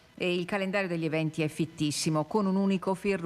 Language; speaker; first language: Italian; native; Italian